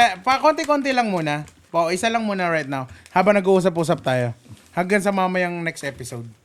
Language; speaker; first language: Filipino; native; Filipino